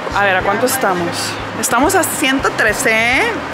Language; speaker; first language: Spanish; early bilingual, heritage; Spanish